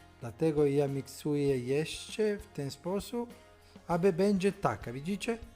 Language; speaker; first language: Polish; non-native, learner; Italian